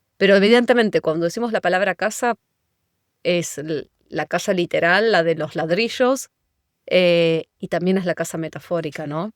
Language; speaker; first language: Spanish; native; Spanish